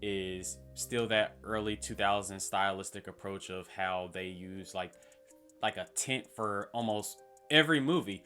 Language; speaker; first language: English; native; English